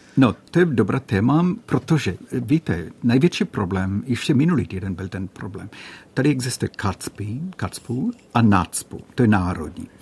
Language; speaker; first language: Czech; non-native, fluent; Malayalam